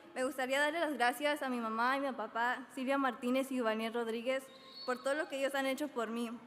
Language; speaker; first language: Spanish; early bilingual, other home language; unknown